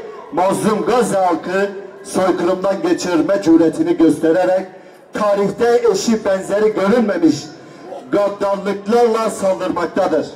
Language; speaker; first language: Turkish; native; Turkish